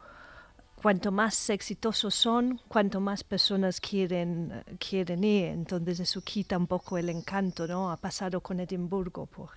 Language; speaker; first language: Spanish; non-native, fluent; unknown